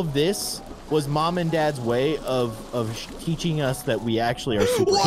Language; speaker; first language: English; native; English